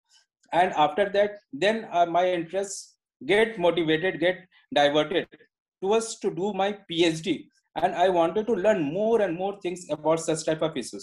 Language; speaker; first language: English; non-native, local second language; Hindi